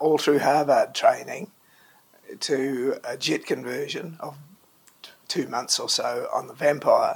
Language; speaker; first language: English; native; English